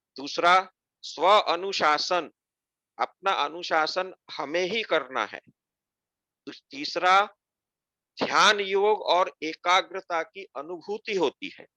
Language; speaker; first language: Hindi; non-native, local second language; Gujarati